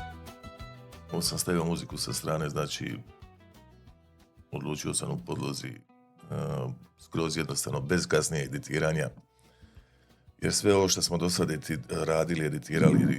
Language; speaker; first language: Bosnian; native; Bosnian